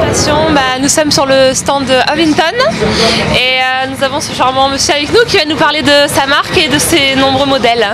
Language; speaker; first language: French; native; French